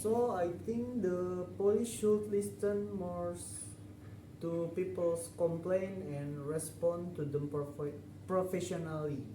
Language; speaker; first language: English; non-native, fluent; Indonesian